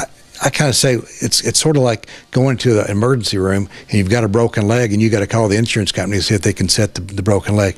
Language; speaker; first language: English; native; English